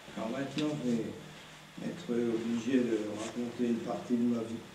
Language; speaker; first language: French; native; French